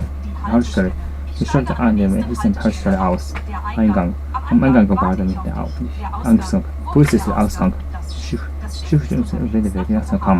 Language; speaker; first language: German; non-native, learner; Japanese